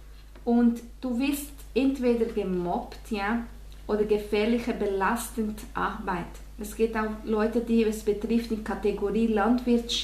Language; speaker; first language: German; non-native, fluent; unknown